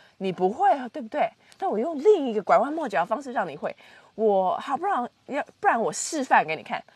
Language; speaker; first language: Chinese; native; Chinese